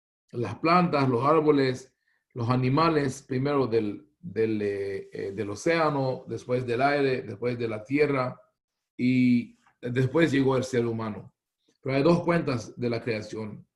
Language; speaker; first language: Spanish; non-native, fluent; Hebrew